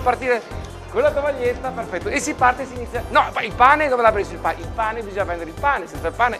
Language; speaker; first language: Italian; native; Italian